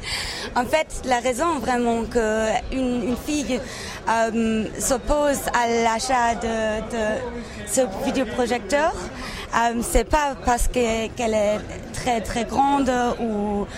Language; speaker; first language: French; non-native, local second language; Dutch